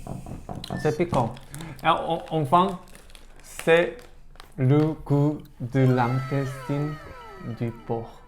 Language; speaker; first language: French; non-native, learner; Korean